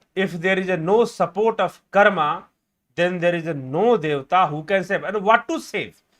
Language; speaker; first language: English; non-native, local second language; Hindi